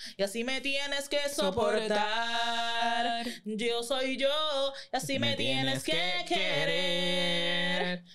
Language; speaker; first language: Spanish; native; Spanish